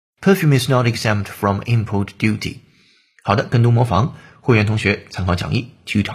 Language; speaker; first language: English; non-native, fluent; Chinese